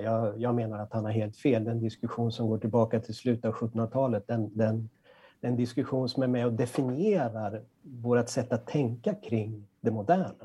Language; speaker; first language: Swedish; native; Swedish